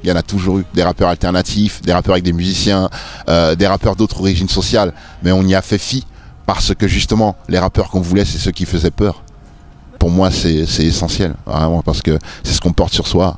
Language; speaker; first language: French; early bilingual, other home language; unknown